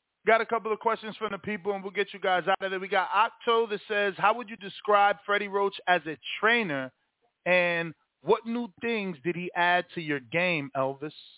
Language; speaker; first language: English; early bilingual, other home language; Spanish